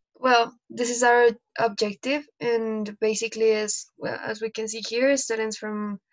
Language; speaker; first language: English; non-native, fluent; Spanish